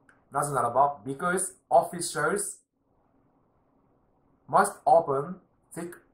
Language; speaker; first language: English; non-native, learner; Japanese